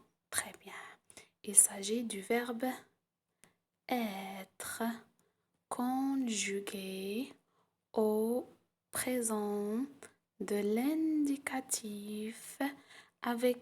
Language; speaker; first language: French; non-native, local second language; Arabic